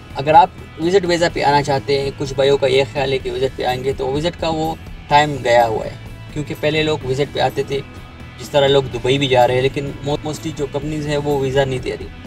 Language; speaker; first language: Urdu; non-native, local second language; Pashto